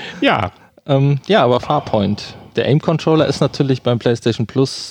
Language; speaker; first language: German; native; German